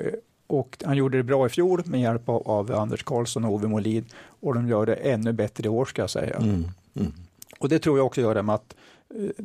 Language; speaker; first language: Swedish; native; Swedish